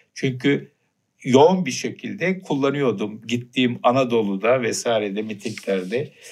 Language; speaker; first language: Turkish; native; Turkish